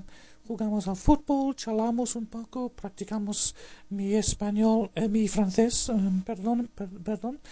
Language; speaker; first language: Spanish; non-native, learner; English